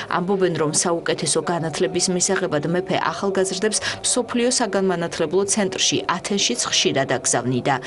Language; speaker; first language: Georgian; native; Georgian